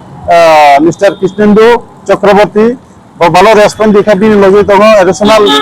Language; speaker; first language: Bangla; non-native, local second language; Kok Borok